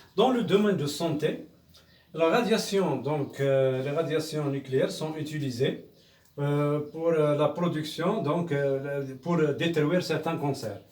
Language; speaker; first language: French; non-native, local second language; Arabic